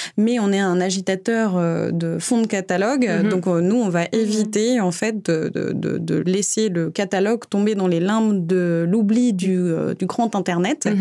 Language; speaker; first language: French; native; French